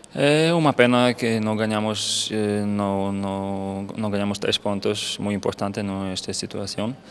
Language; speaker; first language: Spanish; non-native, learner; Polish